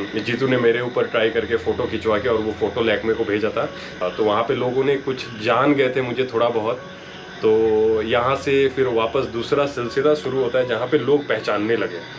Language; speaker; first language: Hindi; non-native, local second language; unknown